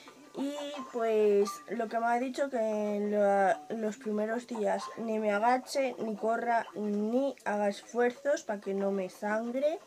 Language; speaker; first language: Spanish; native; Spanish